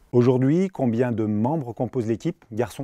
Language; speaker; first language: French; native; French